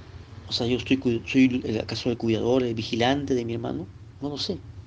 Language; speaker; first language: Spanish; native; Spanish